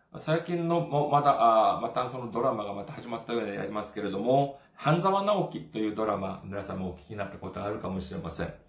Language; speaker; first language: Japanese; non-native, fluent; Korean